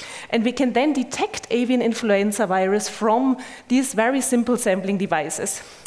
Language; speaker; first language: English; non-native, fluent; German